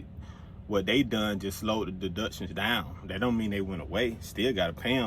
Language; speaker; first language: English; native; English